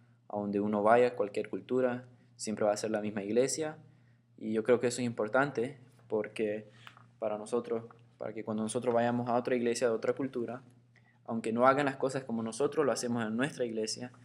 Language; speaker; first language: Spanish; early bilingual, heritage; Spanish